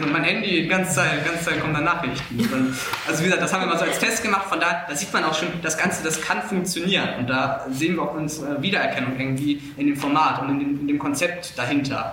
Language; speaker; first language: German; native; German